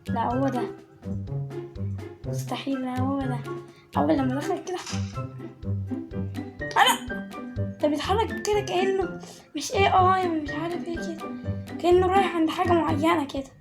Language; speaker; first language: Arabic; native; Arabic